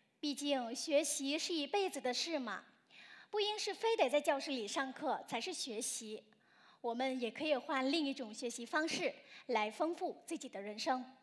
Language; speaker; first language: Chinese; non-native, fluent; Vietnamese